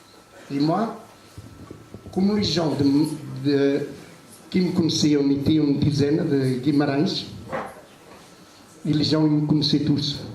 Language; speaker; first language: French; non-native, fluent; Portuguese